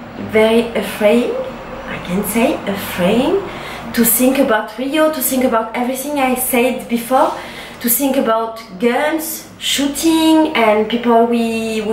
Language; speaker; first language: English; non-native, learner; French